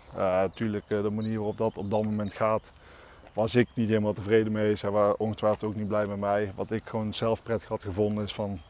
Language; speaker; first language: Dutch; native; Dutch